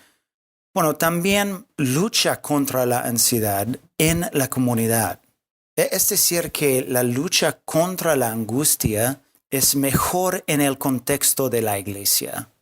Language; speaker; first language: Spanish; non-native, fluent; English